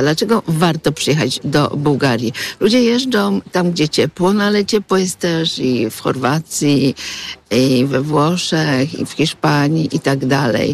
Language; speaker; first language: Polish; native; Polish